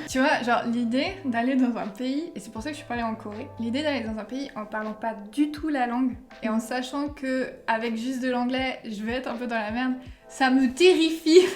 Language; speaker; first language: French; native; French